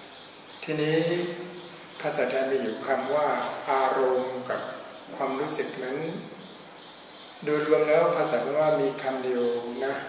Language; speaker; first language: Thai; non-native, fluent; Burmese